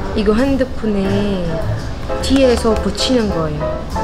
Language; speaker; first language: Korean; non-native, fluent; Arabic